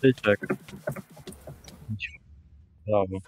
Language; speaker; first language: Polish; native; Polish